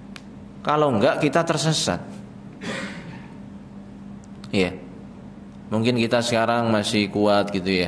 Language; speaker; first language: Indonesian; native; Indonesian